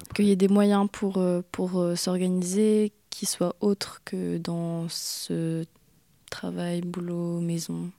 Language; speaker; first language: French; native; French